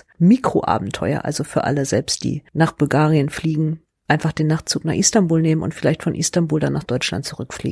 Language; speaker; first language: German; native; German